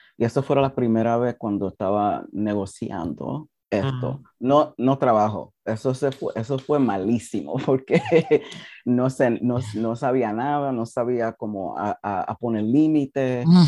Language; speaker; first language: Spanish; early bilingual, heritage; English